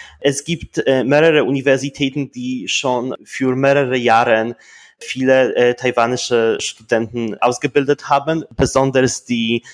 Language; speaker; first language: German; non-native, fluent; Polish